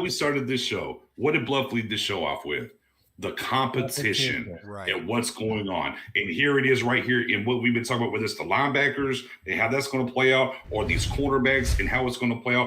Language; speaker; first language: English; native; English